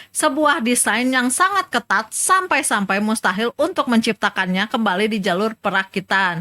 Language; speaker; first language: Indonesian; native; Indonesian